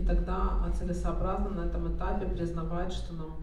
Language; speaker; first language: Russian; native; Russian